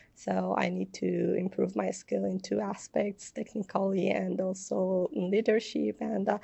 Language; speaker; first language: English; non-native, fluent; Persian